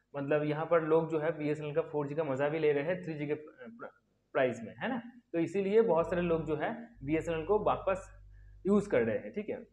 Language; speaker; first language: Hindi; native; Hindi